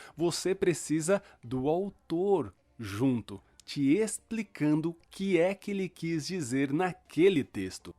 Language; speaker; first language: Portuguese; early bilingual, other home language; Spanish